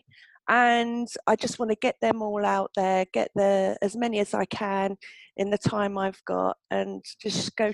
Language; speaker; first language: English; native; English